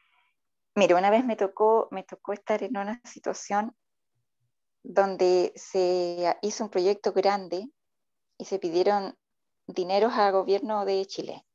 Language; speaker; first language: Spanish; native; Spanish